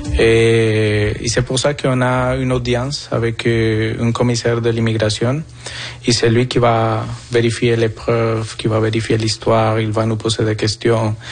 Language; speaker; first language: French; non-native, fluent; Spanish